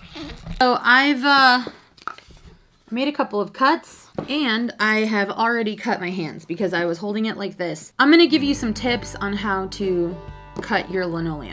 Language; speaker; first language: English; native; English